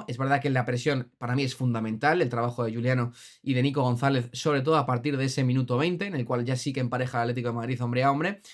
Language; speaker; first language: Spanish; native; Spanish